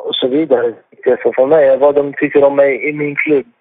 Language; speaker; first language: Swedish; non-native, fluent; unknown